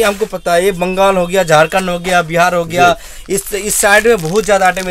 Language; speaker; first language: Hindi; non-native, local second language; Bangla